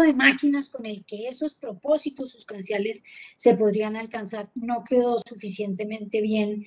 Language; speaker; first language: Spanish; native; Spanish